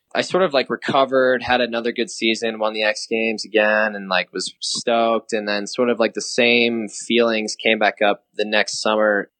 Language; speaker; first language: English; native; English